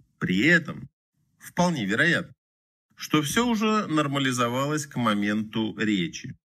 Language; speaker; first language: Russian; native; Russian